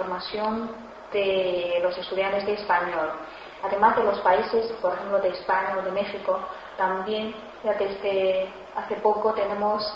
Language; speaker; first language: Spanish; non-native, fluent; Chinese